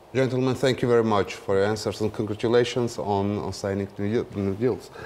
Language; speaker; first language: English; non-native, fluent; Armenian